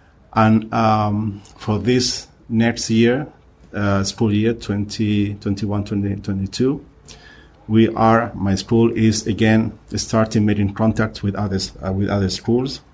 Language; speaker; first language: English; non-native, fluent; Spanish